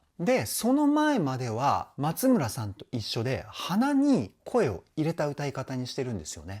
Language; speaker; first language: Japanese; native; Japanese